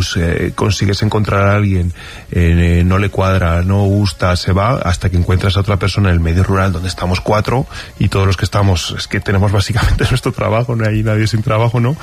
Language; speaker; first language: Spanish; native; Spanish